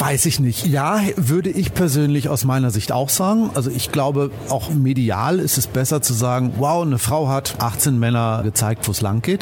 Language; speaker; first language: German; native; German